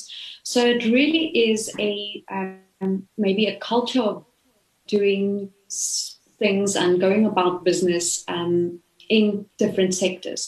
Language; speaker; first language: English; non-native, local second language; Afrikaans